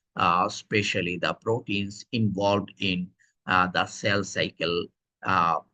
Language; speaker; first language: English; non-native, local second language; Bangla